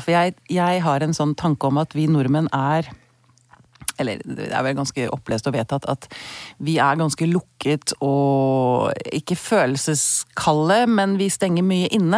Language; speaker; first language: Norwegian; native; Norwegian